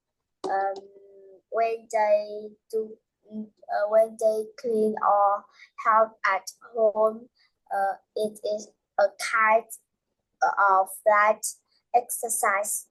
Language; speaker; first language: English; non-native, learner; Vietnamese